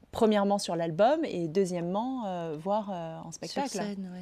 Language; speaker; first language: French; native; French